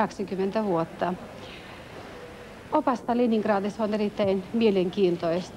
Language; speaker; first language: Finnish; early bilingual, heritage; Finnish